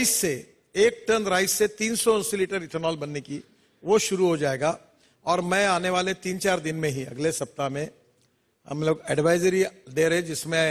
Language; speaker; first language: Hindi; non-native, local second language; Marathi